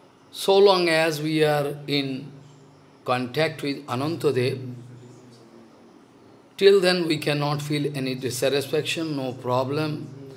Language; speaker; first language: English; non-native, local second language; Bangla